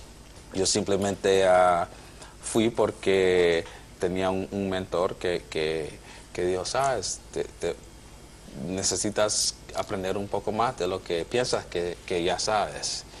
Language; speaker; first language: Spanish; non-native, fluent; English